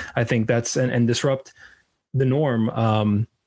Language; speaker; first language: English; native; English